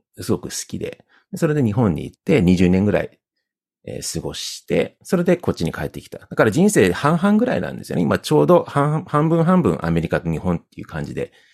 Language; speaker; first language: Japanese; early bilingual, heritage; Japanese